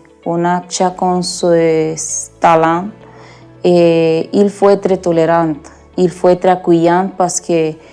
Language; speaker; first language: French; non-native, learner; Spanish